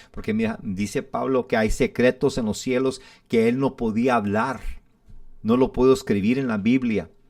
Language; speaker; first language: Spanish; early bilingual, heritage; English